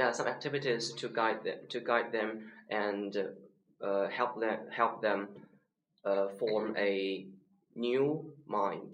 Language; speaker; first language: English; non-native, learner; Chinese